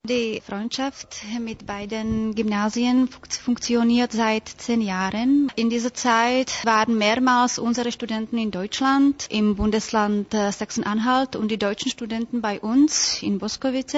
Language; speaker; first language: German; non-native, fluent; Czech